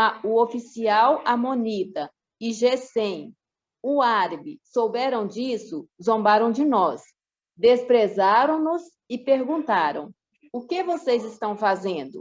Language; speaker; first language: Portuguese; native; Portuguese